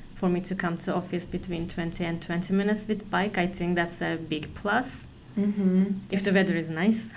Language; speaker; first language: English; non-native, fluent; Turkish